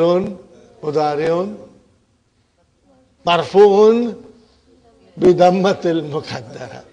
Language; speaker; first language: Arabic; non-native, fluent; Urdu